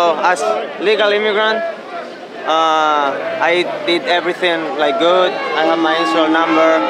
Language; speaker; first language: English; non-native, fluent; Spanish